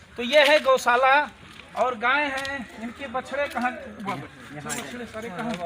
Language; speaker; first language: Hindi; native; Hindi